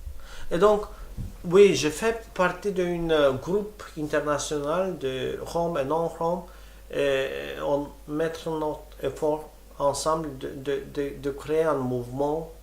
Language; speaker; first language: French; non-native, fluent; Romany